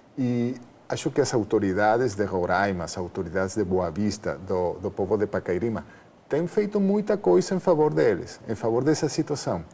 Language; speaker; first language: Portuguese; non-native, fluent; Spanish